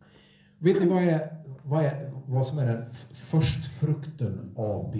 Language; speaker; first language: Swedish; non-native, fluent; English